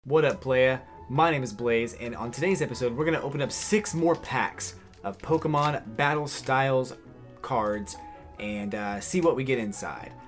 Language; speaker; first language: English; native; English